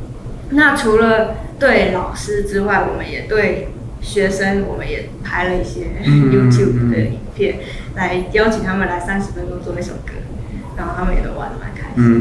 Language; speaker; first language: Chinese; native; Chinese